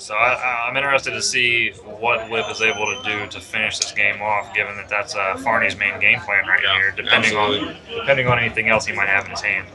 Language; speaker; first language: English; native; English